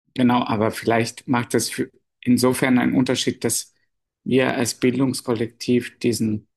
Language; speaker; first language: German; non-native, fluent; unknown